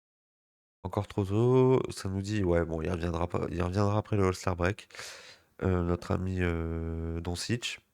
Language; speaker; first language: French; native; French